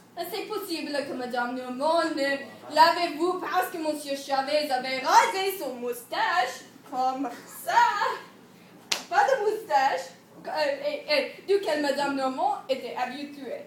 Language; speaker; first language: French; non-native, learner; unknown